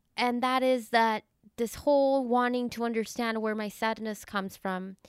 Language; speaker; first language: English; early bilingual, other home language; Spanish